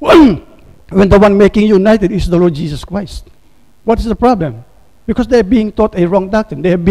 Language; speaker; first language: English; non-native, local second language; Filipino